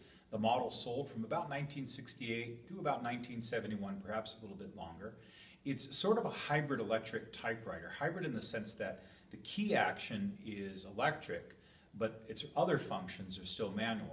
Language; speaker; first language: English; native; English